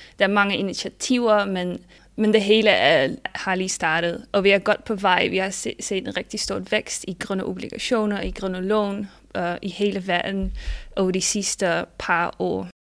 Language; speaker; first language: Danish; non-native, fluent; Dutch